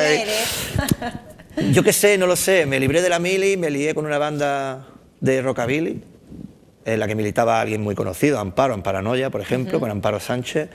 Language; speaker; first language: Spanish; native; Spanish